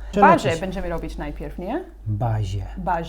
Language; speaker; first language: Polish; non-native, learner; English